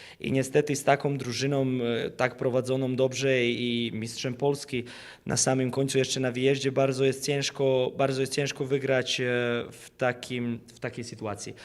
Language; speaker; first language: Polish; non-native, fluent; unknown